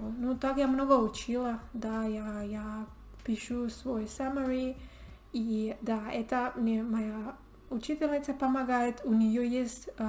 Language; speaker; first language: Russian; non-native, learner; Spanish